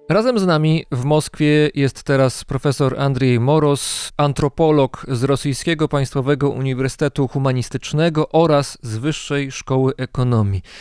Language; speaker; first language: Polish; native; Polish